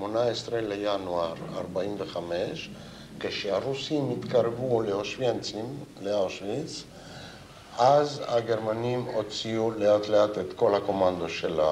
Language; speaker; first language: Hebrew; non-native, fluent; Ladino